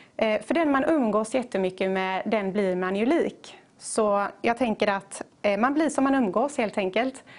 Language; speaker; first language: Swedish; native; Swedish